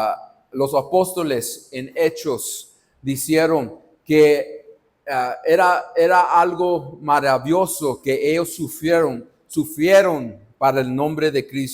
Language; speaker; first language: Spanish; non-native, fluent; English